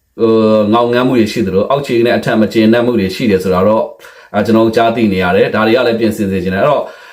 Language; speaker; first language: Burmese; native; Burmese